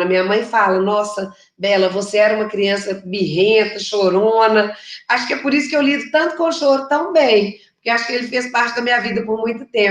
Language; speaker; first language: Portuguese; native; Portuguese